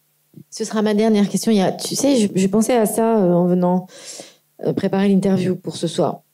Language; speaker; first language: French; native; French